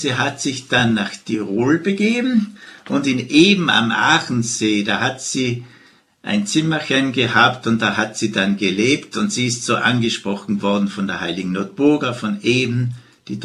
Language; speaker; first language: German; native; German